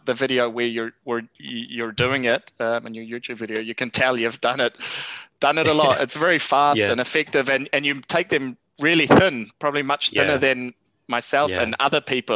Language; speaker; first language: English; native; English